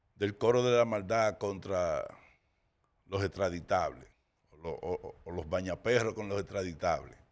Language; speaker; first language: Spanish; early bilingual, heritage; Spanish